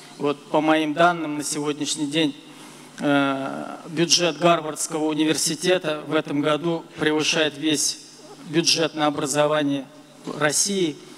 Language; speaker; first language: Russian; native; Russian